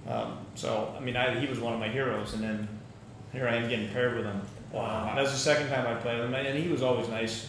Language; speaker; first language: English; native; English